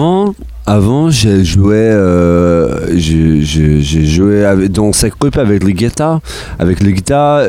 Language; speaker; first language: French; non-native, learner; English